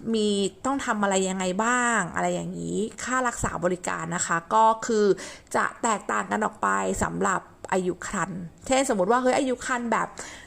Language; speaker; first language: Thai; native; Thai